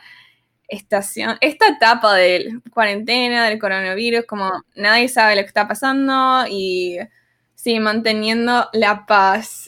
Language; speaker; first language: Spanish; early bilingual, other home language; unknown